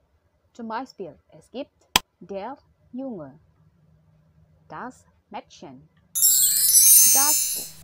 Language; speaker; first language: German; non-native, fluent; Indonesian